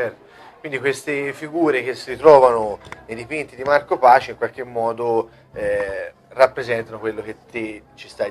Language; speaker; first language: Italian; native; Italian